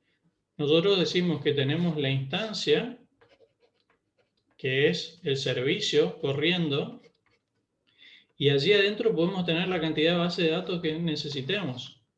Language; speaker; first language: Spanish; native; Spanish